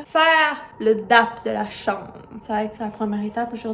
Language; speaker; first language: French; native; French